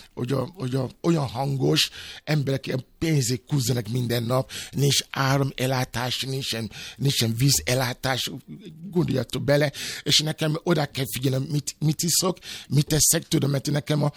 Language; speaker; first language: Hungarian; non-native, fluent; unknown